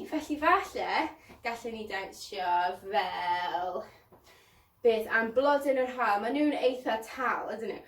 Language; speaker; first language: Welsh; non-native, local second language; English